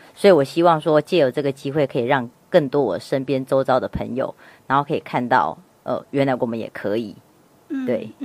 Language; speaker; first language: Chinese; native; Chinese